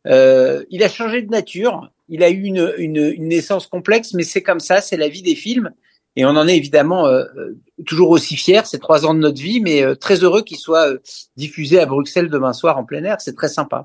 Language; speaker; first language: French; native; French